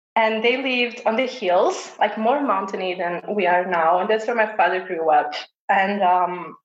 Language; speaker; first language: English; non-native, fluent; Portuguese